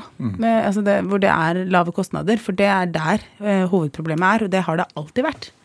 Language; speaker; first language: Norwegian; early bilingual, other home language; Arabic